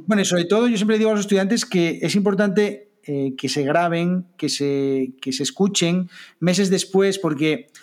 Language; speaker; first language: Spanish; native; Spanish